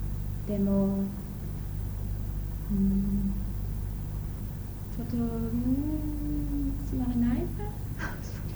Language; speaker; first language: Japanese; non-native, learner; English